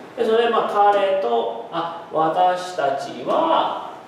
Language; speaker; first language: Japanese; native; Japanese